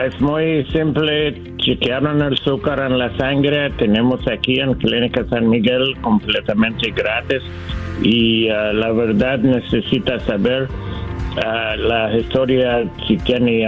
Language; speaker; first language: Spanish; non-native, learner; English